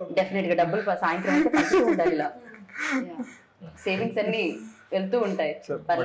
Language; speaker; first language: Telugu; native; Telugu